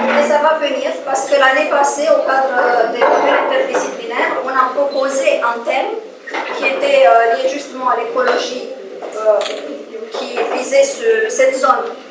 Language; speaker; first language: French; non-native, fluent; Romanian